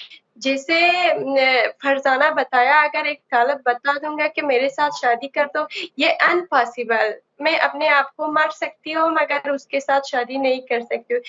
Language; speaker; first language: Hindi; non-native, learner; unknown